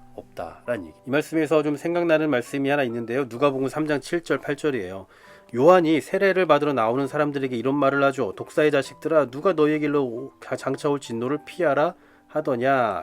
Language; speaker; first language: Korean; native; Korean